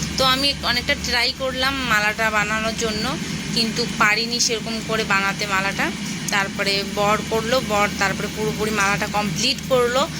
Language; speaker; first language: Bangla; non-native, local second language; Rangpuri